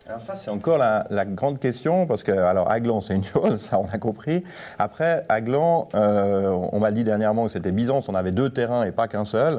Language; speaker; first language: French; native; French